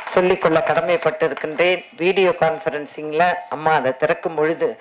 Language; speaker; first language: Tamil; native; Tamil